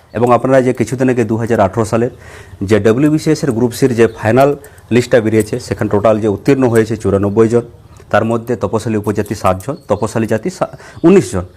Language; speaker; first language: Bangla; non-native, local second language; Santali